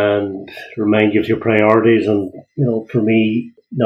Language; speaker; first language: English; native; English